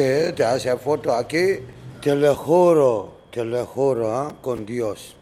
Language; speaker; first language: Spanish; non-native, learner; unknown